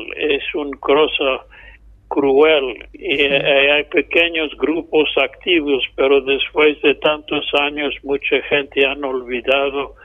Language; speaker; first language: Spanish; non-native, fluent; English